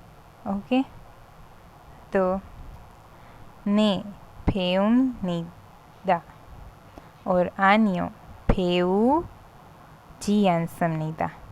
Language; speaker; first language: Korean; non-native, fluent; Hindi